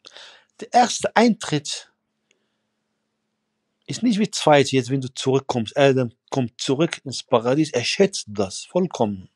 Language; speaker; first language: German; non-native, fluent; Arabic